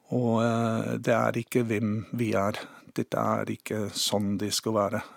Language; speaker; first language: Norwegian; non-native, fluent; English